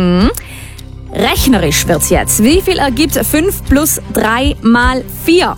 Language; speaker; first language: German; native; German